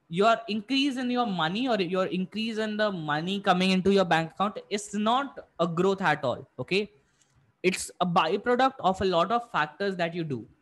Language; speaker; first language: English; non-native, local second language; Hindi